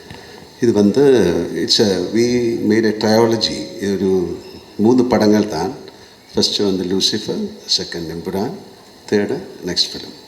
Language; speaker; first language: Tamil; non-native, fluent; Malayalam